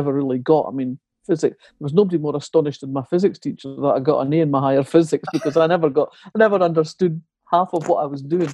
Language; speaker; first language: English; native; English